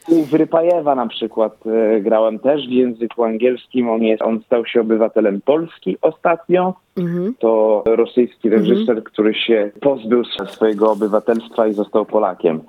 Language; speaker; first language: Polish; early bilingual, heritage; Polish